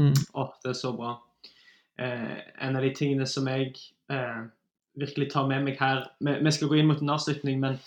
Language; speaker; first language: Norwegian; native; Norwegian